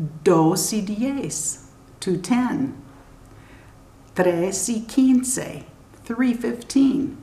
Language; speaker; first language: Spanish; non-native, fluent; English